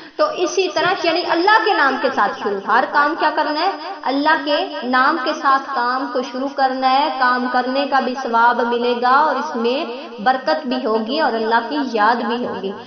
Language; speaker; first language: Urdu; non-native, local second language; Punjabi